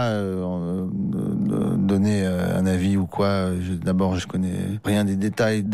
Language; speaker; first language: French; native; French